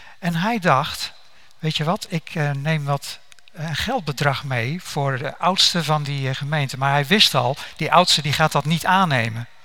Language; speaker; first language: Dutch; native; Dutch